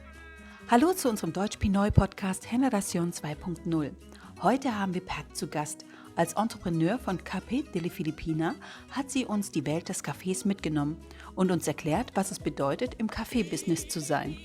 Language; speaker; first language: German; early bilingual, other home language; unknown